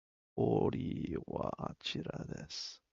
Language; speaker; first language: Japanese; non-native, learner; English